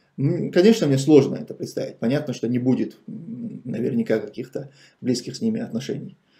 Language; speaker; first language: Russian; non-native, local second language; Chechen